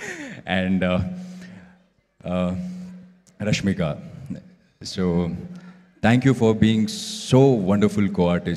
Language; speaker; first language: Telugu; non-native, local second language; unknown